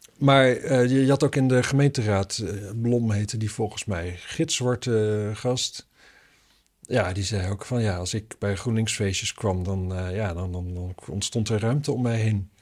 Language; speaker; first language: Dutch; native; Dutch